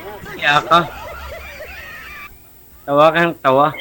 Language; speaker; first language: Filipino; non-native, local second language; Cebuano